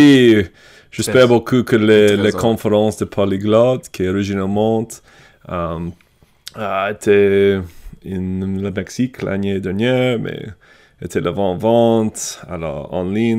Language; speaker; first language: French; non-native, learner; English